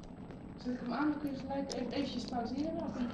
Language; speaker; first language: Dutch; native; Dutch